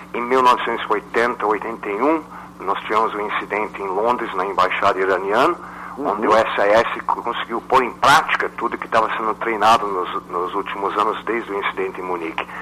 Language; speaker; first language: Portuguese; non-native, fluent; English